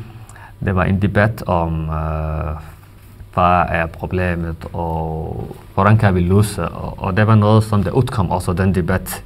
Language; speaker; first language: Danish; non-native, fluent; Somali